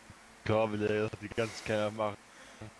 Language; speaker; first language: German; native; German